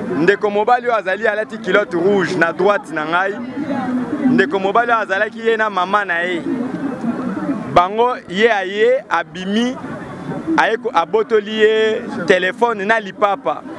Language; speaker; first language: Lingala; native; Lingala